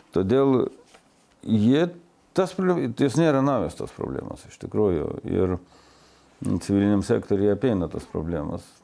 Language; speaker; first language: Lithuanian; non-native, local second language; Russian